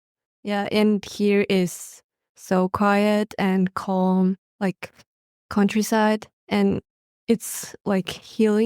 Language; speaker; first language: English; non-native, learner; Mongolian